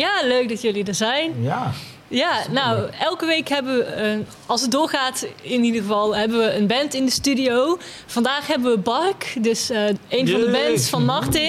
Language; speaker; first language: Dutch; native; Dutch